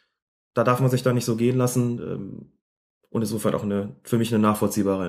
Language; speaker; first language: German; native; German